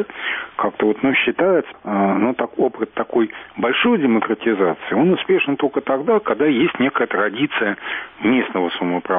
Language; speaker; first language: Russian; native; Russian